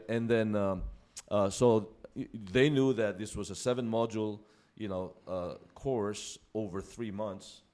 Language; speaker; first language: English; non-native, local second language; Filipino